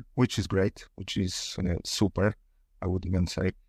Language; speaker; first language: English; non-native, fluent; Polish